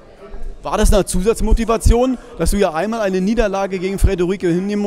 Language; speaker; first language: German; native; German